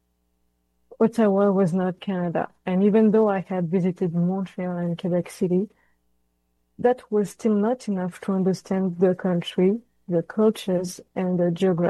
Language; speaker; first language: English; non-native, fluent; French